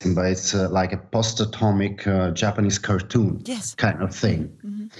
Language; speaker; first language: English; non-native, fluent; Italian